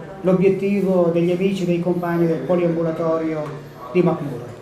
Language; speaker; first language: Italian; native; Italian